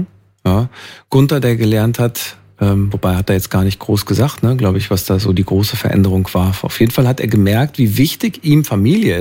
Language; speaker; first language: German; native; German